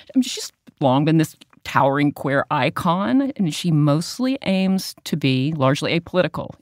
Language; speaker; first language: English; native; English